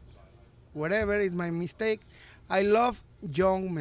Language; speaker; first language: English; non-native, learner; Spanish